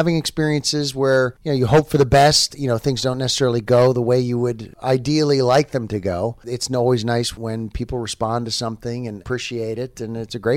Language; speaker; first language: English; native; English